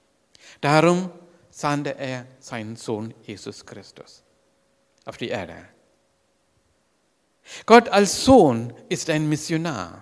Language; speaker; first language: German; non-native, learner; Sinhala